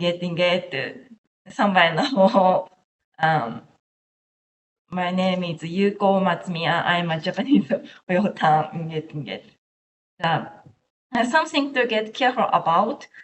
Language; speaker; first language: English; non-native, learner; Japanese